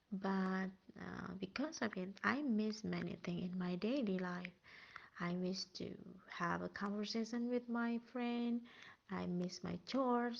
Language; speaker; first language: English; non-native, learner; Indonesian